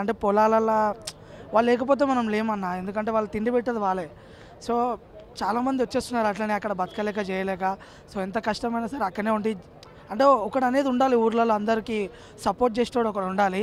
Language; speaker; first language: Telugu; native; Telugu